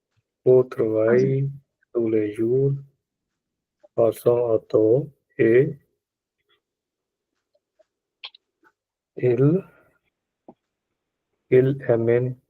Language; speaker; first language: French; non-native, learner; Punjabi